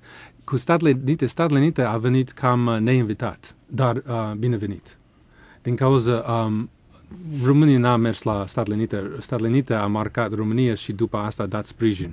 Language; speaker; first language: Romanian; non-native, fluent; English